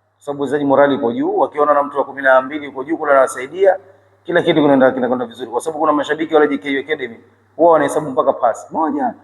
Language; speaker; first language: Swahili; native; Swahili